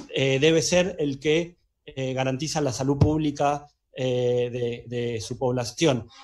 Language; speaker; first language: Spanish; native; Spanish